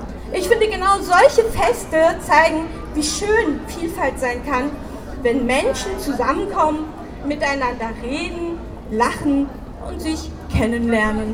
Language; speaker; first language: German; early bilingual, other home language; Turkish